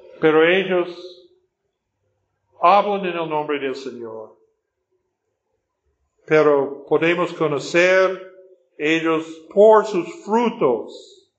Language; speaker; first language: Spanish; non-native, fluent; English